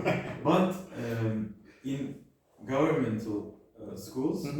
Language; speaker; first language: English; non-native, learner; Turkish